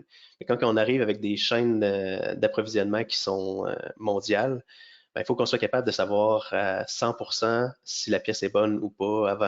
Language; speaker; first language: French; native; French